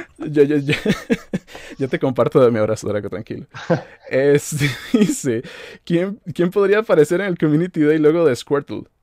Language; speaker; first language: Spanish; native; Spanish